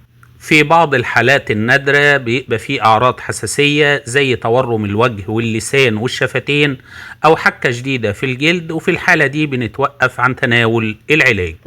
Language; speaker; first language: Arabic; native; Arabic